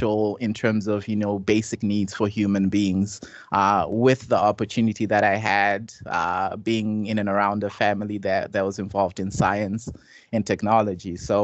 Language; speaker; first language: English; non-native, local second language; Shona